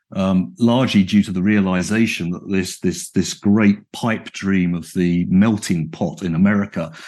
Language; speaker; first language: English; native; English